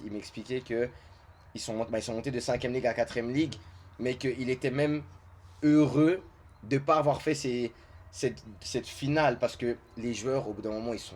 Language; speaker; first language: French; native; French